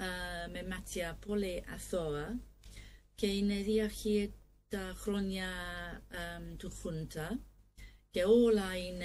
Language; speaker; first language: Greek; non-native, learner; English